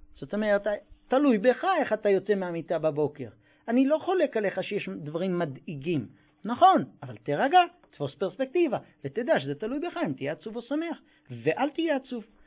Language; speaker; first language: Hebrew; non-native, fluent; English